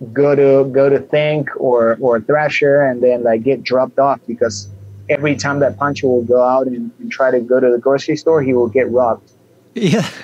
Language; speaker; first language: English; non-native, fluent; Spanish